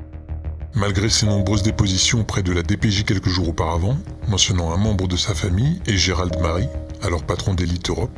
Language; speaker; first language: French; native; French